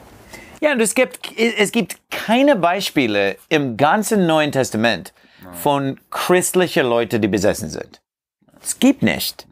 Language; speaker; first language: German; non-native, learner; English